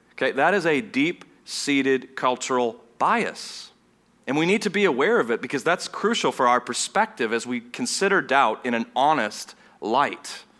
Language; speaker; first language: English; non-native, fluent; German